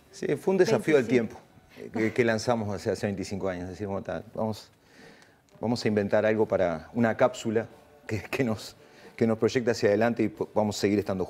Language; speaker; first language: Spanish; native; Spanish